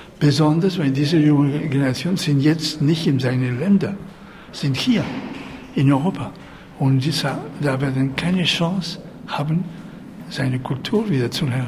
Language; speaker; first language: German; non-native, fluent; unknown